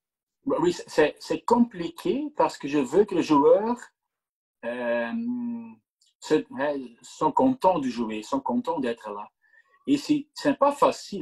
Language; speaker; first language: French; non-native, local second language; Dutch